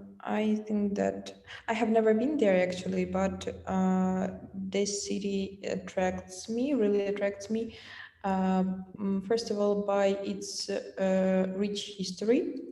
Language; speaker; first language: English; non-native, fluent; Russian